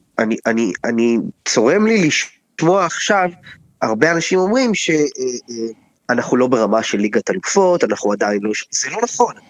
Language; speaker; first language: Hebrew; native; Hebrew